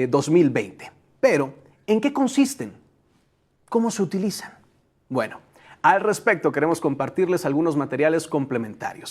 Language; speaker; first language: Spanish; native; Spanish